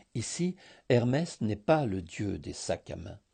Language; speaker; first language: French; early bilingual, heritage; Greek